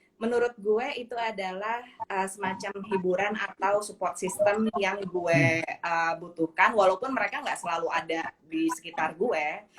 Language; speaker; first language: Indonesian; native; Indonesian